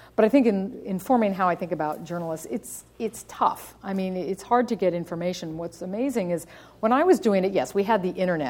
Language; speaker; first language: English; native; English